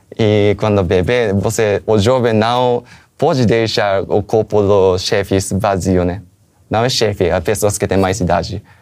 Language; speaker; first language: Portuguese; non-native, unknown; Japanese